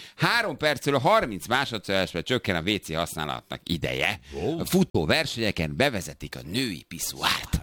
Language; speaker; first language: Hungarian; native; Hungarian